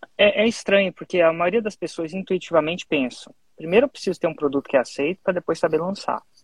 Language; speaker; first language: Portuguese; native; Portuguese